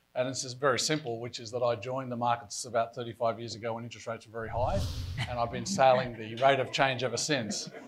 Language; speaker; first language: English; native; English